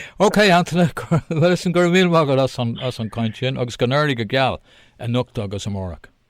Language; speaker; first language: Irish; non-native, local second language; English